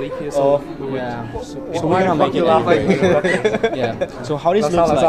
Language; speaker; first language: English; non-native, fluent; Vietnamese